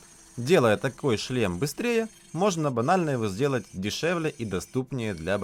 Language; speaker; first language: Russian; native; Russian